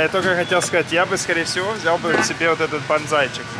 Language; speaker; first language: Russian; native; Russian